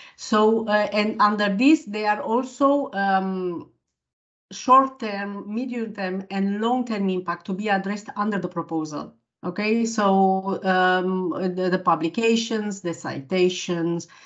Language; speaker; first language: English; non-native, fluent; Romanian